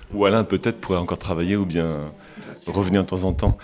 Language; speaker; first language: French; native; French